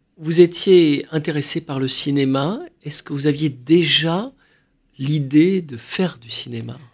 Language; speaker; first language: French; native; French